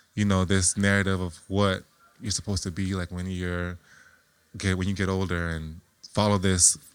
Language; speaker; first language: English; native; English